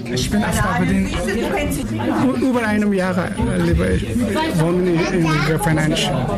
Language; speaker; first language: German; non-native, learner; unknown